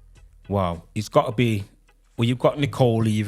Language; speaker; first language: English; native; English